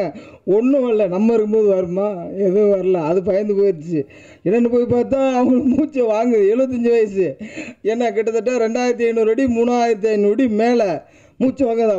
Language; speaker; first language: Tamil; native; Tamil